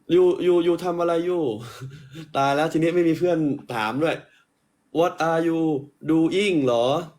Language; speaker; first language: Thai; native; Thai